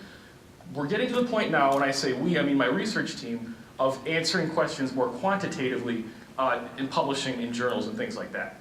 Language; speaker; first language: English; native; English